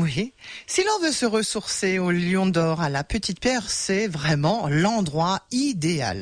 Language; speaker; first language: French; native; French